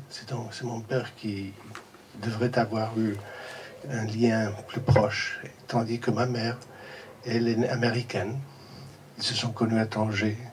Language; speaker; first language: French; non-native, fluent; English